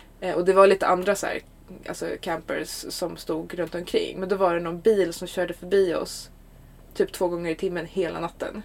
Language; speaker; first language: Swedish; native; Swedish